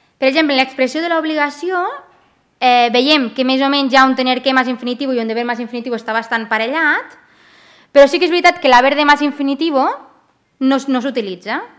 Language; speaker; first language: Catalan; native; Catalan